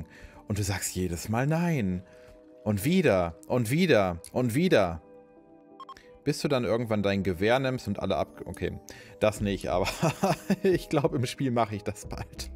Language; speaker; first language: German; native; German